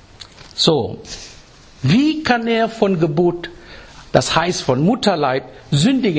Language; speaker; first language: German; non-native, fluent; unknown